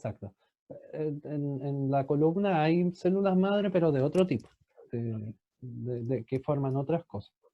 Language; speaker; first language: Spanish; native; Spanish